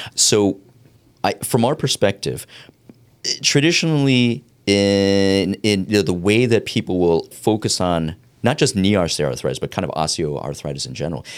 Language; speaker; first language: English; native; English